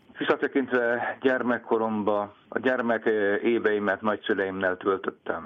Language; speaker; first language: Hungarian; native; Hungarian